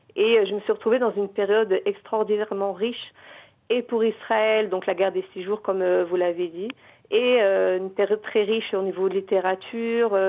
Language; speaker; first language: French; native; French